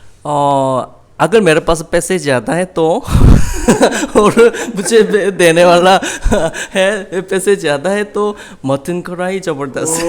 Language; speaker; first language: Urdu; non-native, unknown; Korean